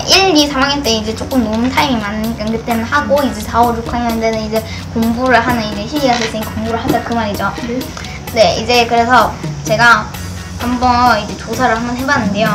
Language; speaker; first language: Korean; native; Korean